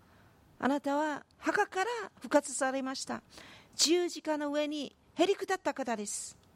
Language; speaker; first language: Japanese; non-native, fluent; Korean